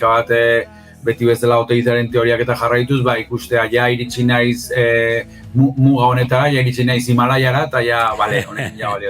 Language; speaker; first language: Basque; native; Basque